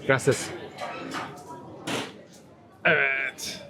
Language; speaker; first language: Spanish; non-native, learner; Turkish